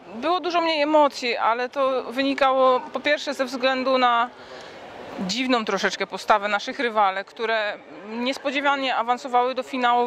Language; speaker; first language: Polish; native; Polish